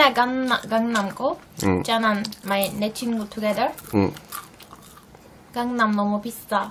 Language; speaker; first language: Korean; non-native, learner; Turkish